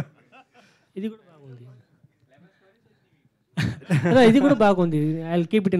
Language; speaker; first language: Telugu; non-native, learner; Tamil